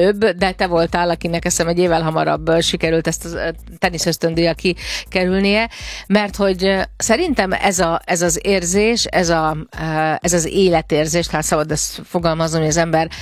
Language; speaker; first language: Hungarian; native; Hungarian